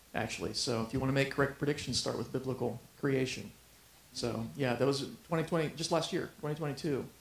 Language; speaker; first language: English; native; English